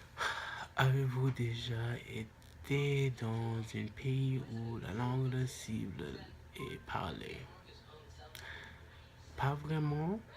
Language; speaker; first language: French; non-native, local second language; English